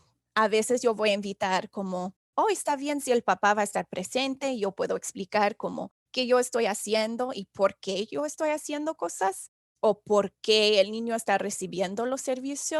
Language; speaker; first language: Spanish; non-native, fluent; English